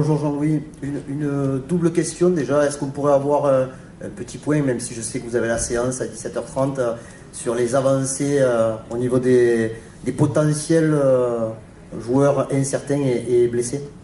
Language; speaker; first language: French; native; French